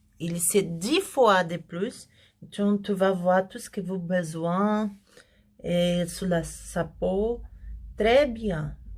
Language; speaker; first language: French; non-native, learner; Portuguese